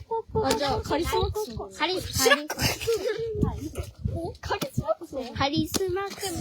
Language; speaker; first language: Japanese; native; Japanese